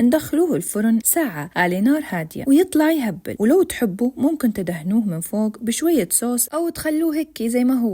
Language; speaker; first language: Arabic; native; Arabic